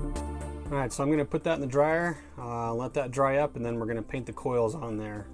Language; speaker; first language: English; native; English